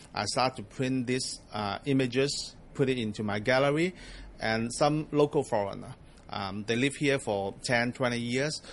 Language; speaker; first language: English; non-native, local second language; Cantonese